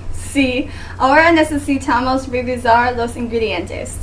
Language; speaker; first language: Spanish; non-native, learner; English